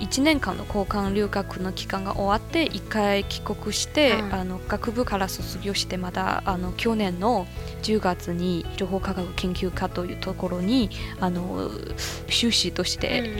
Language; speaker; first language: Japanese; non-native, fluent; Chinese